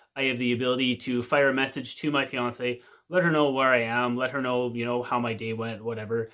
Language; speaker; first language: English; native; English